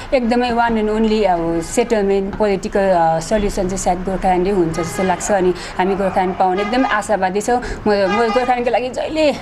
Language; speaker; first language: Nepali; native; Nepali